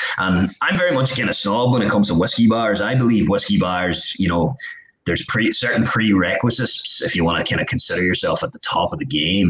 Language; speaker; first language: English; native; English